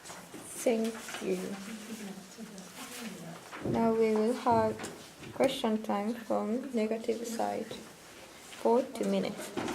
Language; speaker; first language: English; non-native, learner; Japanese